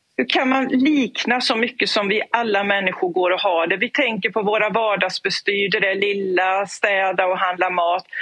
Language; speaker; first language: Swedish; native; Swedish